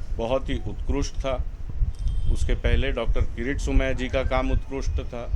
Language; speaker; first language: Hindi; non-native, local second language; Gujarati